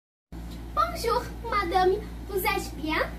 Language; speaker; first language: French; non-native, learner; Portuguese